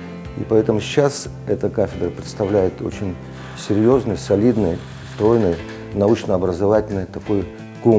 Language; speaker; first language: Russian; native; Russian